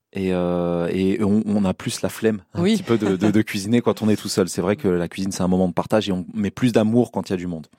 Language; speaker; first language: French; native; French